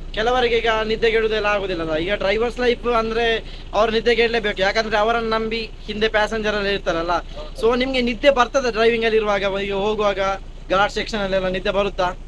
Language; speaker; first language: Kannada; non-native, local second language; Tulu